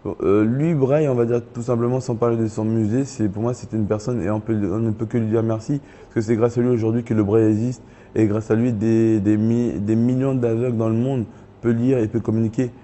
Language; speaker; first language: French; early bilingual, other home language; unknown